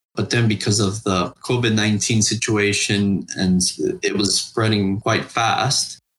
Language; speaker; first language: English; non-native, fluent; Spanish